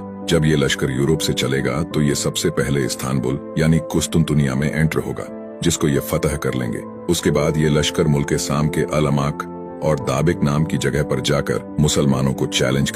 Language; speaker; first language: Hindi; native; Hindi